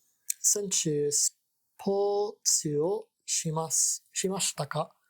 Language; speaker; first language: Japanese; non-native, learner; English